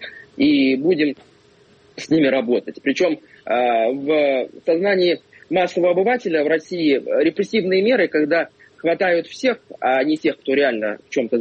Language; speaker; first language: Russian; native; Russian